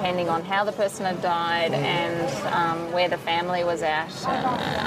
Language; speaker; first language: English; native; English